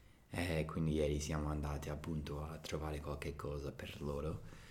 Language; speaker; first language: Italian; non-native, fluent; English